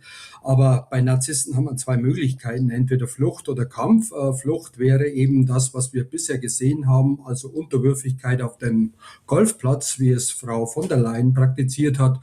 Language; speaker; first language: German; native; German